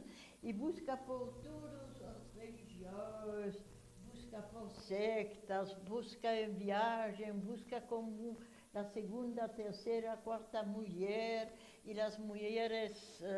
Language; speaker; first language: Portuguese; non-native, fluent; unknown